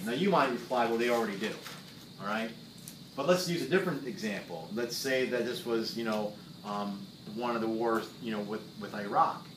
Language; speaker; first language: English; native; English